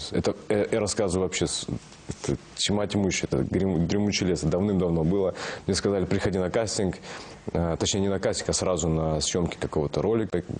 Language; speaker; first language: Russian; non-native, local second language; Kazakh